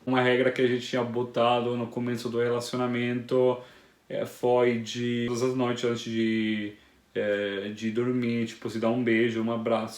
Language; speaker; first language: Portuguese; non-native, fluent; Italian